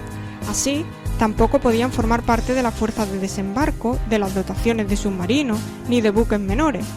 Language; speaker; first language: Spanish; native; Spanish